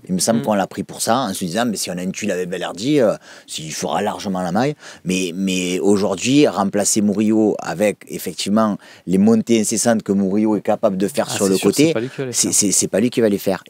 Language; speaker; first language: French; native; French